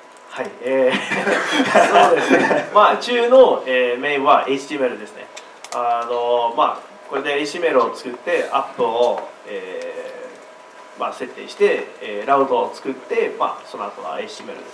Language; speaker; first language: Japanese; non-native, learner; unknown